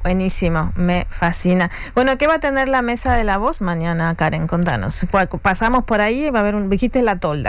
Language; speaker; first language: Spanish; native; Spanish